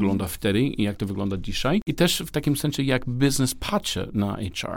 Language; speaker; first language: Polish; non-native, learner; English